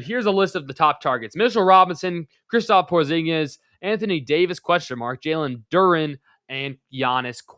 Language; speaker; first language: English; native; English